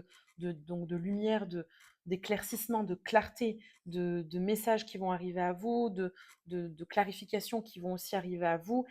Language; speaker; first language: French; native; French